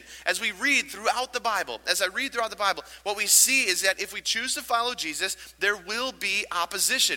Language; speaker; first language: English; native; English